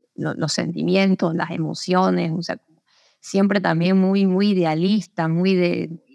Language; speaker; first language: Spanish; native; Spanish